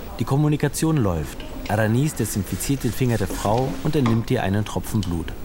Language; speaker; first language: German; native; German